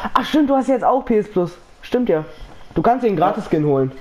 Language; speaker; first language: German; native; German